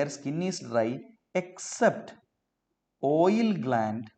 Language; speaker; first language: English; non-native, local second language; Malayalam